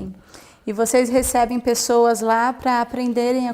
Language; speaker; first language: Portuguese; native; Portuguese